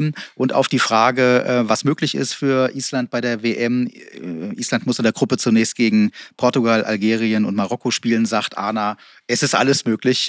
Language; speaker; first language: German; native; German